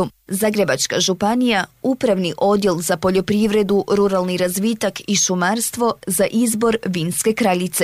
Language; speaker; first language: Serbian; native; Serbian